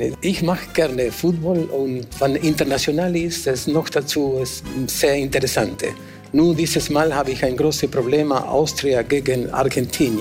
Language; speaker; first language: German; non-native, fluent; Spanish